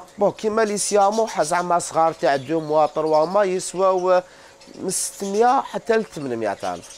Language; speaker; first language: Arabic; native; Arabic